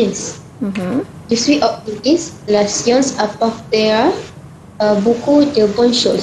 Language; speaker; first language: French; non-native, learner; Malay